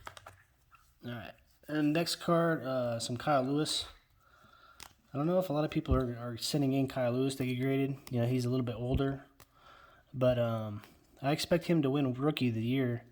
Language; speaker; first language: English; native; English